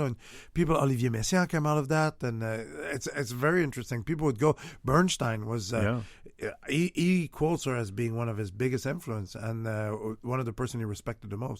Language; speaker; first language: English; non-native, fluent; French